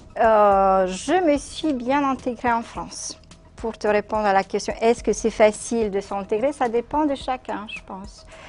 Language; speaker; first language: French; non-native, fluent; Romanian